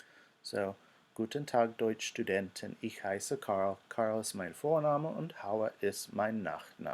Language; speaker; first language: German; non-native, fluent; English